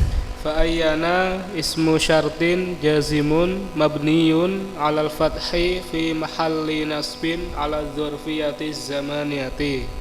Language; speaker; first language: Arabic; non-native, learner; Indonesian